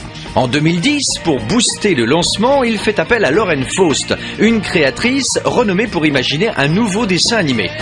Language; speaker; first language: French; native; French